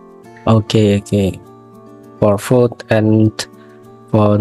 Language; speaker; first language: English; non-native, learner; Indonesian